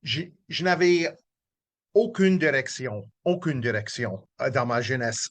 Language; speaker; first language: French; non-native, local second language; English